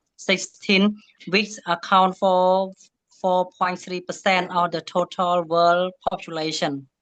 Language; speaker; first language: English; non-native, learner; Khmer